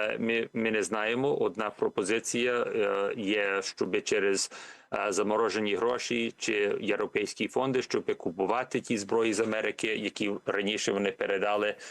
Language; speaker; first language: Ukrainian; early bilingual, heritage; Ukrainian